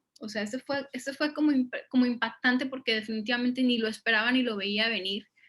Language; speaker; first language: Spanish; native; Spanish